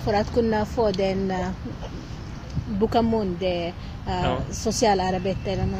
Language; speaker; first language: Swedish; non-native, learner; Arabic